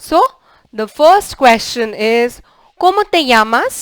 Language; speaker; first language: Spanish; non-native, learner; English